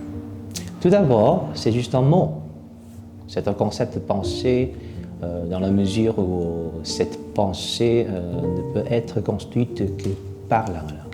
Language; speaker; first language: French; non-native, fluent; Korean